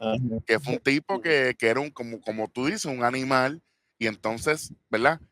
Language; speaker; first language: Spanish; native; Spanish